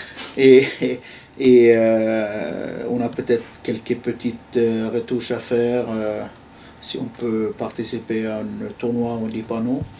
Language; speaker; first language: French; non-native, fluent; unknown